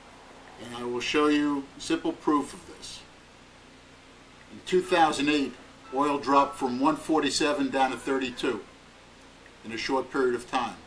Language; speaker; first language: English; native; English